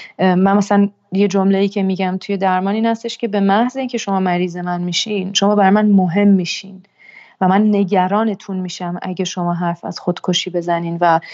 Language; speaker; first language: Persian; early bilingual, heritage; Persian